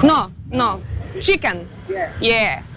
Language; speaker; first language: English; non-native, learner; Lithuanian